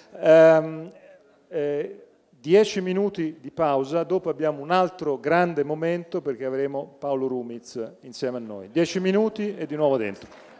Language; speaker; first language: Italian; native; Italian